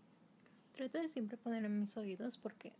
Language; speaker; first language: Spanish; early bilingual, heritage; Spanish